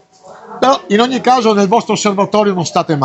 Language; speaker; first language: Italian; native; Italian